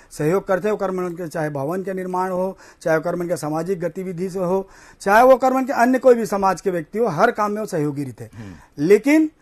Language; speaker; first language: Hindi; native; Hindi